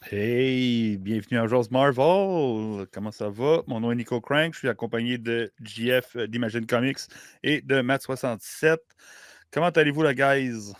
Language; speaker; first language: French; native; French